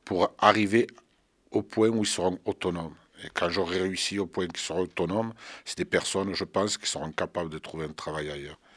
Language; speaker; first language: French; early bilingual, other home language; Arabic